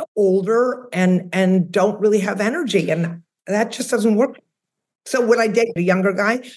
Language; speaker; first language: English; native; English